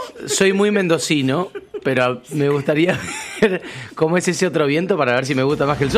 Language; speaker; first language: Spanish; native; Spanish